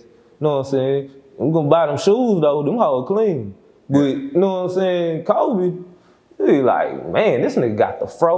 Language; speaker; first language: English; native; English